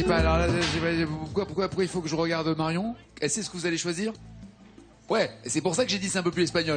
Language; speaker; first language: French; native; French